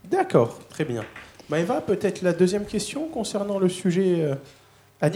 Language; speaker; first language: French; native; French